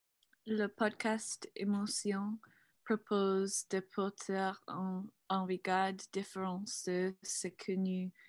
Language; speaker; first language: French; non-native, learner; English